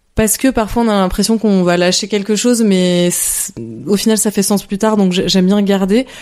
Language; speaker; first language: French; native; French